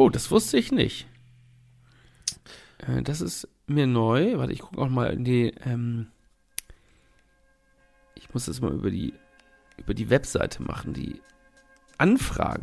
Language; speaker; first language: German; native; German